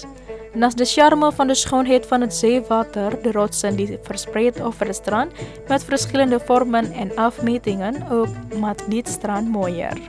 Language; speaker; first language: Dutch; non-native, fluent; Indonesian